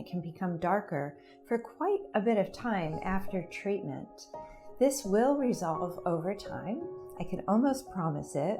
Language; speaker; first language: English; native; English